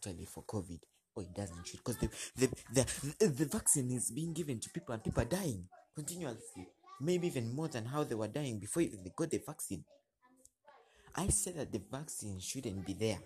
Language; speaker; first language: English; non-native, local second language; Ganda